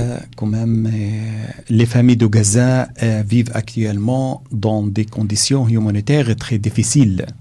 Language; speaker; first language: French; non-native, learner; Arabic